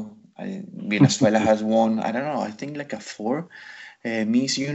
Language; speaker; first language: English; non-native, fluent; Spanish